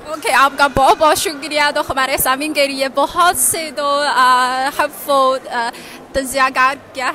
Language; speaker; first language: Hindi; non-native, learner; Chinese